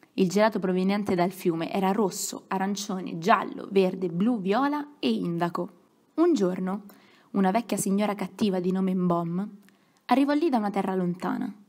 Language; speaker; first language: Italian; native; Italian